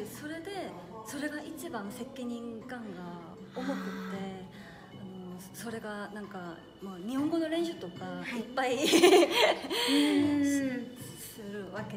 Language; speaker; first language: Japanese; non-native, fluent; Korean